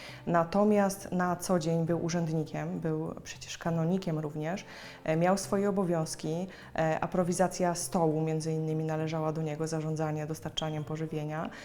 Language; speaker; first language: Polish; native; Polish